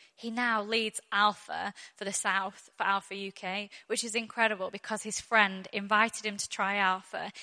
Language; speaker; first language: English; native; English